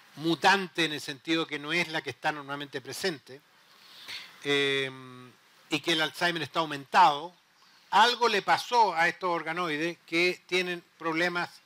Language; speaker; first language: Spanish; native; Spanish